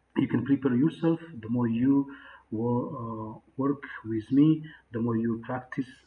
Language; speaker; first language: English; non-native, local second language; Amharic